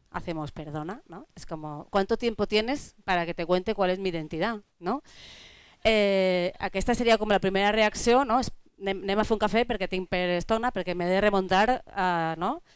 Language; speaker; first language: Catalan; non-native, local second language; Spanish